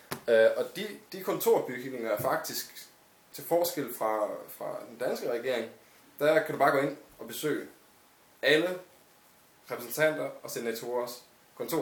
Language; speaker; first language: Danish; native; Danish